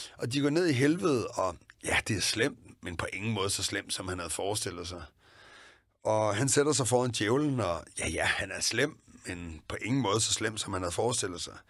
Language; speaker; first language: Danish; native; Danish